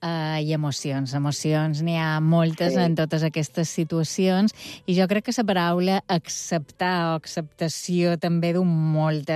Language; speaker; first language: Catalan; native; Catalan